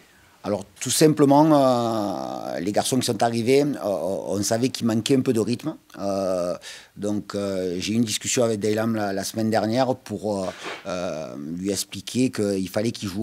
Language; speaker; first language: French; native; French